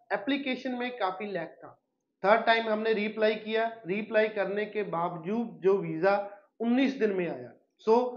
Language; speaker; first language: Hindi; non-native, local second language; Punjabi